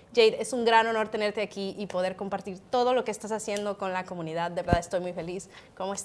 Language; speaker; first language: Spanish; native; Spanish